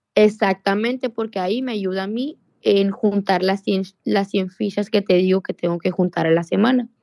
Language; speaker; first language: Spanish; native; Spanish